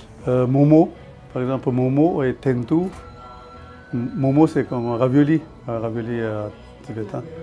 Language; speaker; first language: French; non-native, learner; Tibetan